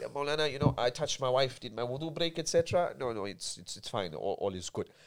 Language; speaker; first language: English; native; English